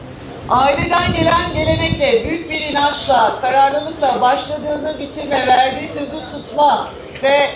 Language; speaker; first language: Turkish; native; Turkish